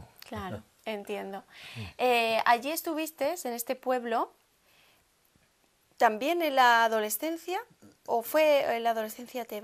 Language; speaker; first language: Spanish; native; Spanish